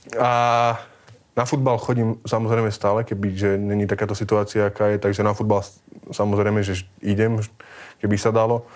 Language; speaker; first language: Slovak; native; Slovak